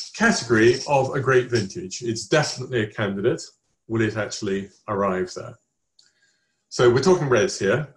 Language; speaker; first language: English; native; English